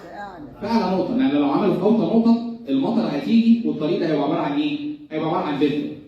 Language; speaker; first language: Arabic; native; Arabic